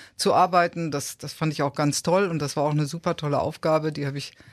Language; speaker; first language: German; native; German